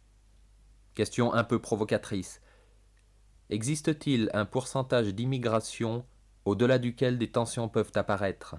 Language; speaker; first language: French; native; French